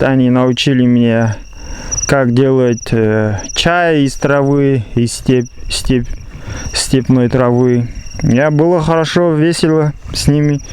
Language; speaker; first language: Russian; non-native, local second language; Kazakh